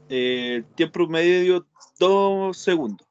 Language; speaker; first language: Spanish; native; Spanish